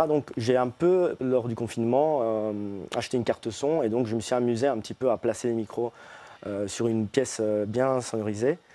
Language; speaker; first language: French; early bilingual, other home language; Italian